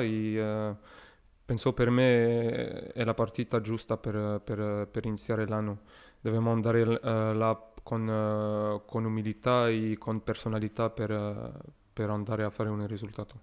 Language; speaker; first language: Italian; non-native, learner; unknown